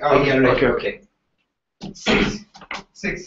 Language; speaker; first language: English; non-native, learner; Japanese